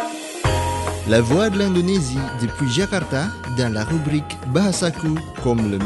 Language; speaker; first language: French; non-native, fluent; Indonesian